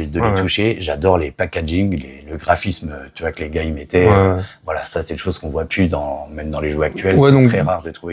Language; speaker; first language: French; native; French